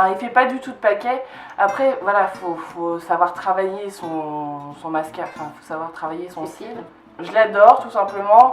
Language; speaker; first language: French; native; French